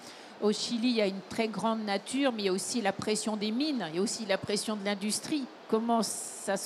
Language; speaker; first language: French; native; French